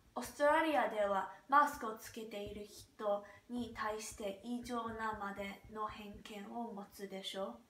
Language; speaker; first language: Japanese; non-native, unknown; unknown